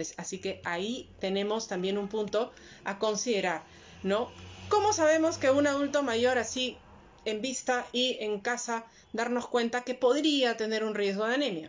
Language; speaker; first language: Spanish; native; Spanish